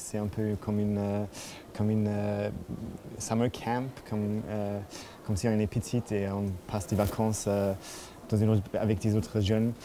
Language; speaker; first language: French; non-native, fluent; German